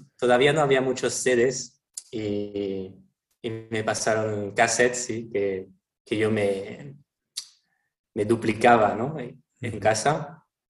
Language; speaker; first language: Spanish; non-native, fluent; French